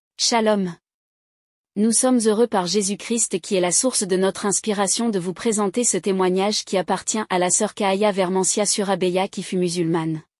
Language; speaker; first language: French; non-native, local second language; Rundi